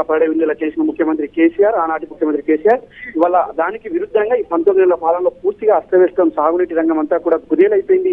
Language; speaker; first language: Telugu; native; Telugu